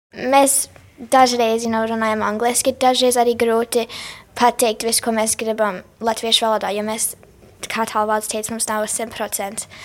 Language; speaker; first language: Latvian; early bilingual, heritage; English